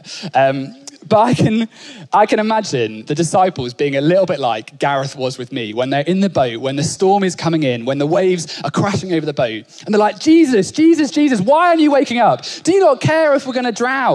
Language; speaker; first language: English; native; English